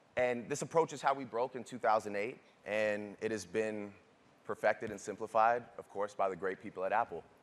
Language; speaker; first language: English; native; English